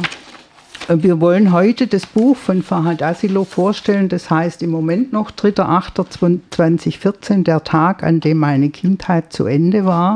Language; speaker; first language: German; native; German